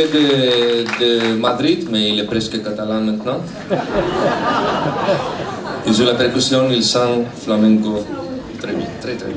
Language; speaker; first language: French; non-native, learner; Greek